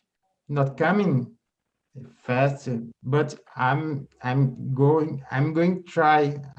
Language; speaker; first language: English; non-native, learner; Portuguese